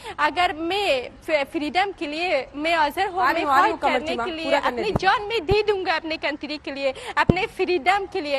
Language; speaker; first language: Hindi; non-native, fluent; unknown